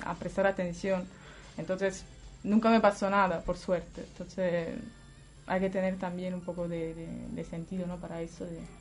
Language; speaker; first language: Spanish; non-native, fluent; Italian